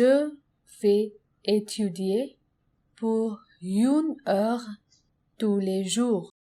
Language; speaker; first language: French; non-native, fluent; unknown